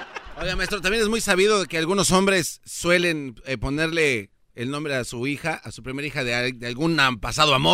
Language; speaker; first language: Spanish; native; Spanish